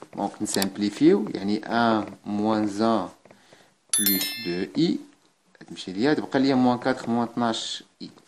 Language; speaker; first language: French; non-native, local second language; Arabic